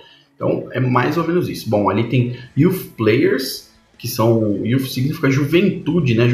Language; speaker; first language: Portuguese; native; Portuguese